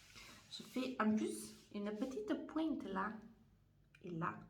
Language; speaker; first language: French; non-native, fluent; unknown